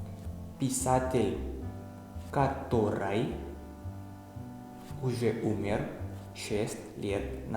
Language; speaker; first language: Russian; non-native, fluent; Indonesian